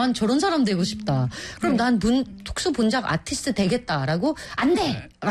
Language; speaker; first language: Korean; native; Korean